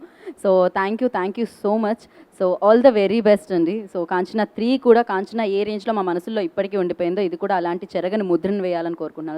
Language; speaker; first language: Telugu; native; Telugu